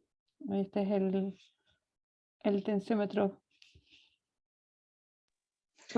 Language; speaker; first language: Spanish; native; Spanish